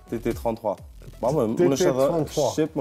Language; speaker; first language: Albanian; early bilingual, heritage; Albanian